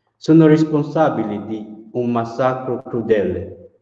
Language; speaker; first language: Italian; non-native, fluent; Burmese